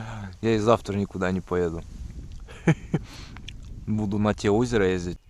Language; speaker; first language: Russian; native; Russian